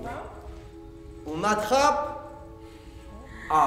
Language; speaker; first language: French; native; French